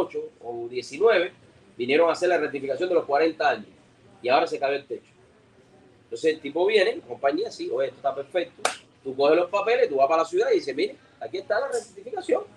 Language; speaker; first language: Spanish; native; Spanish